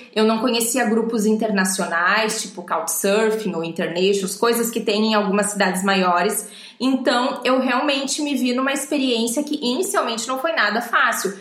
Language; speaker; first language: Portuguese; native; Portuguese